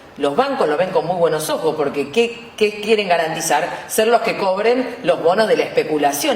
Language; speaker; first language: Spanish; native; Spanish